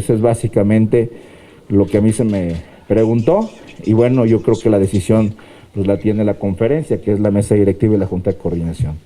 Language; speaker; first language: Spanish; native; Spanish